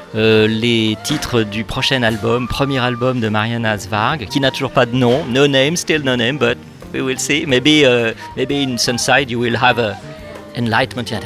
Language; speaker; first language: French; native; French